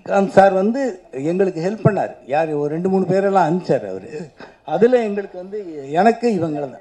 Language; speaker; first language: Tamil; native; Tamil